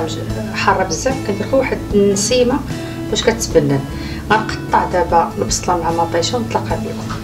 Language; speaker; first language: Arabic; native; Arabic